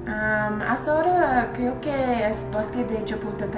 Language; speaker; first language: Spanish; non-native, learner; English